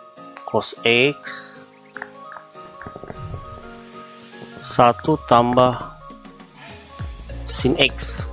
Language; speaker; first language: Indonesian; native; Indonesian